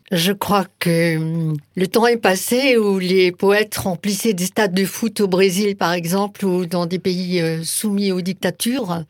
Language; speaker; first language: French; non-native, local second language; Swiss German